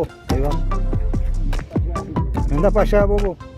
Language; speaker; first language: Spanish; native; Spanish